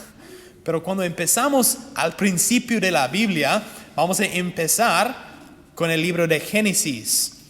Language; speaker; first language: Spanish; non-native, fluent; English